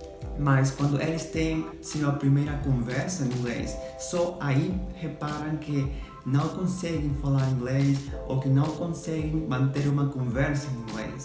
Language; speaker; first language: Portuguese; non-native, fluent; Spanish